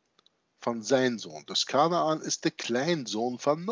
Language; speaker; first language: German; non-native, learner; Dutch